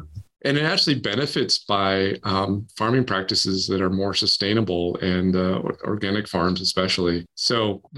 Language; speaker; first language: English; native; English